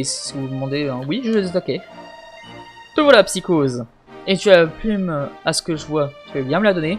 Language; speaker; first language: French; native; French